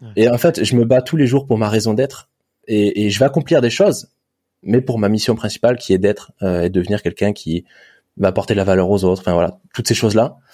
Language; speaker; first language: French; native; French